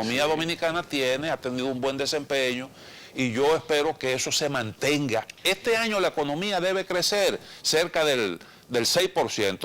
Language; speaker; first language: Spanish; native; Spanish